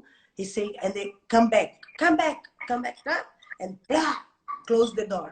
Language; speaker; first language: English; non-native, learner; Portuguese